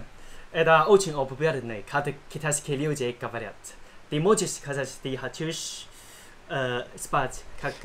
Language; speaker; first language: Russian; non-native, learner; Chinese